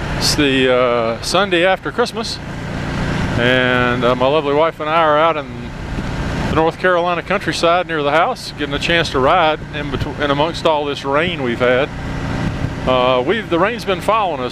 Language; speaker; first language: English; native; English